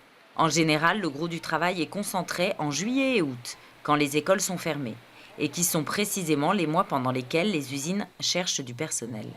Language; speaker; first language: French; native; French